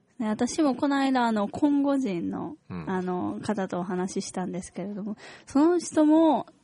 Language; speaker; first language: Japanese; native; Japanese